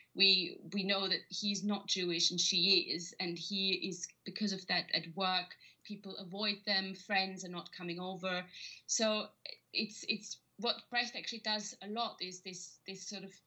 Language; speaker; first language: English; non-native, fluent; German